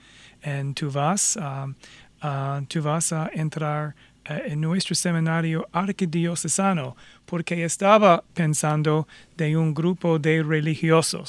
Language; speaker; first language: Spanish; non-native, fluent; English